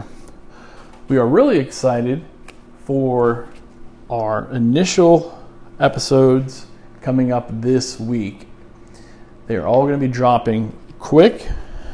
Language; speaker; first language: English; native; English